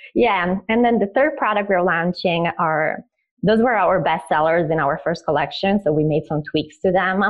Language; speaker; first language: English; early bilingual, other home language; Italian